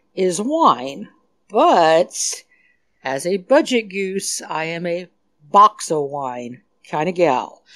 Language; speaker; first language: English; native; English